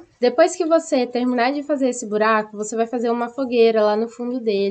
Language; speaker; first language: Portuguese; native; Portuguese